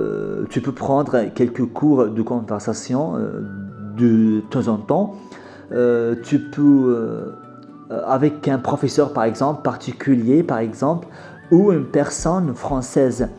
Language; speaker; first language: French; non-native, fluent; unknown